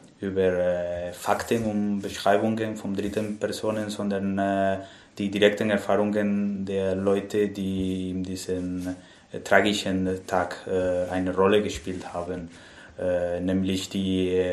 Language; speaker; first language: German; non-native, fluent; Spanish